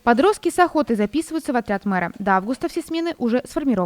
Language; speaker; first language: Russian; native; Russian